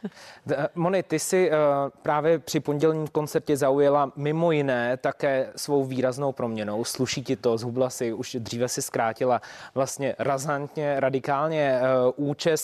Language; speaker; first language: Czech; native; Czech